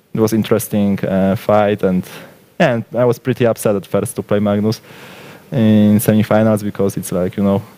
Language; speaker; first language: English; non-native, fluent; Polish